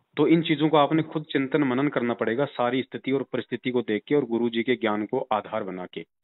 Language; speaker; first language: Hindi; native; Hindi